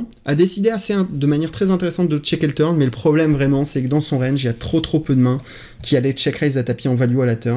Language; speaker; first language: French; native; French